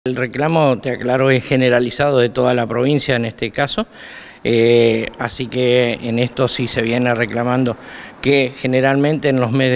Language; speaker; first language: Spanish; native; Spanish